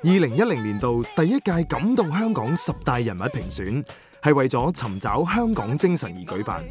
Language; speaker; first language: Cantonese; native; Cantonese